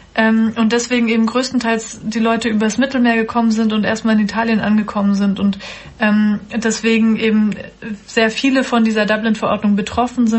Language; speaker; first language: German; native; German